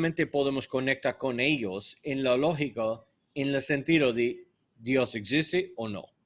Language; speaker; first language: Spanish; non-native, learner; English